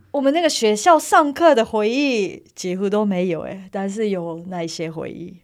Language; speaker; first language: Chinese; non-native, fluent; Japanese